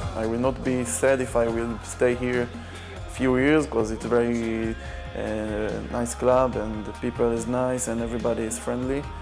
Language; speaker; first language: English; non-native, learner; Hebrew